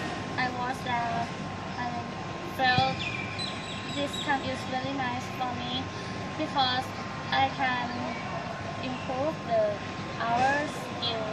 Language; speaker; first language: English; non-native, learner; Thai